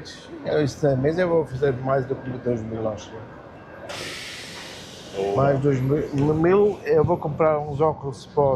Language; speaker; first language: Portuguese; non-native, learner; German